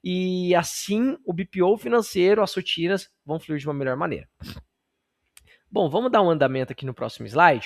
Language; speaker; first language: Portuguese; native; Portuguese